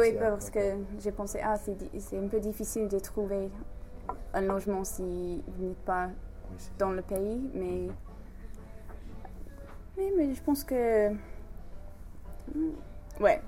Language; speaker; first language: French; non-native, fluent; English